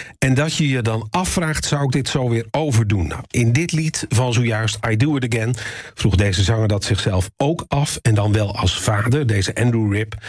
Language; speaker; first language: Dutch; native; Dutch